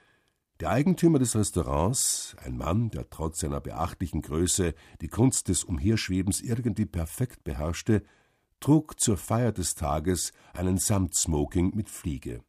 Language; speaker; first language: German; native; German